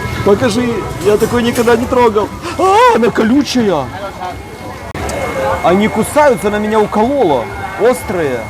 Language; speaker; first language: Russian; native; Russian